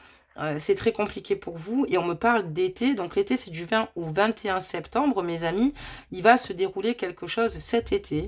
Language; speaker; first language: French; native; French